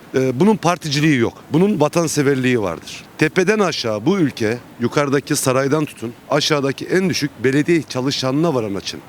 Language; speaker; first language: Turkish; native; Turkish